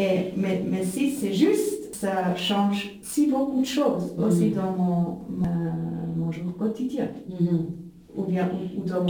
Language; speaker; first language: French; non-native, fluent; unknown